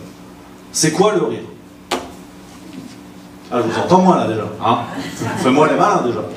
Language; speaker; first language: French; native; French